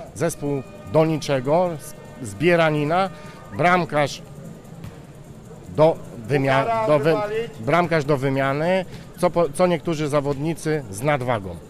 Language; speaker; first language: Polish; native; Polish